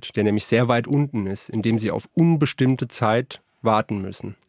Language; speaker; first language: German; native; German